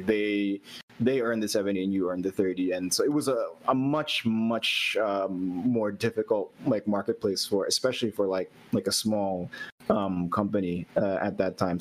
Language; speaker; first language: English; non-native, local second language; Filipino